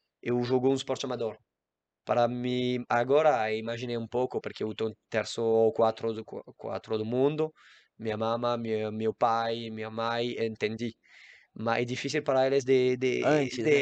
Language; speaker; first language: Portuguese; non-native, learner; French